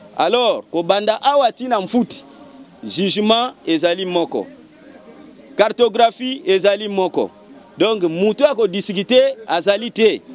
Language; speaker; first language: Lingala; non-native, local second language; Kongo